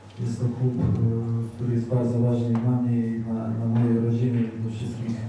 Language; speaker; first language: Polish; non-native, fluent; Serbian